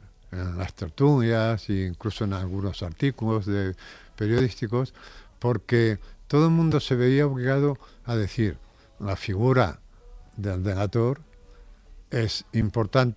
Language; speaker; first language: Spanish; native; Spanish